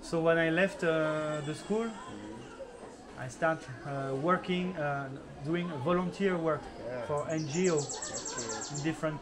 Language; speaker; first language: English; non-native, fluent; French